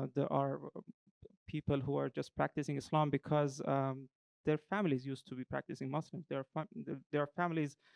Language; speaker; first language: English; non-native, fluent; Persian